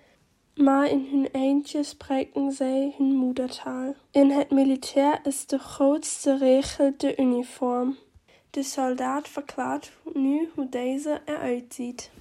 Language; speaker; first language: Dutch; non-native, learner; German